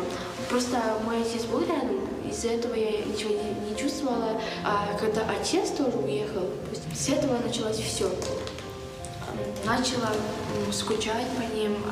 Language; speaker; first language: Russian; non-native, learner; Kyrgyz